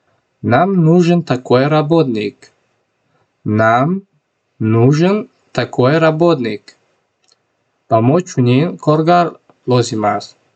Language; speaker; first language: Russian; non-native, local second language; Tajik